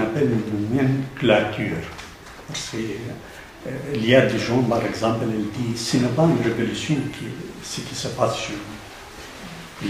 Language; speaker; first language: French; non-native, fluent; Arabic